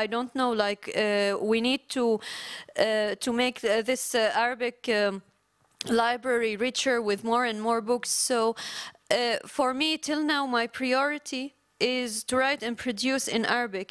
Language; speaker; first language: English; non-native, fluent; Arabic